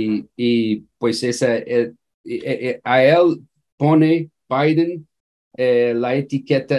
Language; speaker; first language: Spanish; non-native, fluent; English